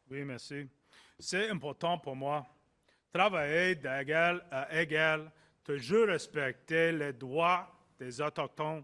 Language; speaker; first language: French; non-native, learner; English